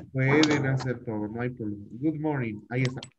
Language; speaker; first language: Spanish; native; Spanish